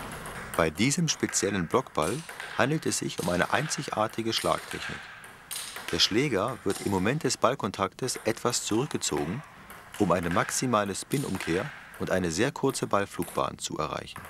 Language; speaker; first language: German; native; German